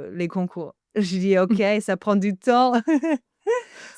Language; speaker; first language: French; non-native, fluent; English